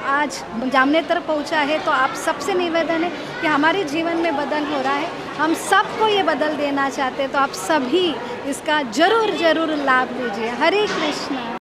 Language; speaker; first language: Hindi; non-native, local second language; Marathi